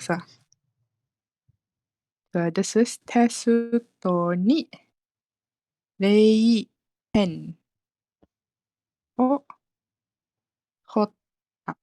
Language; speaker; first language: Japanese; non-native, fluent; Malay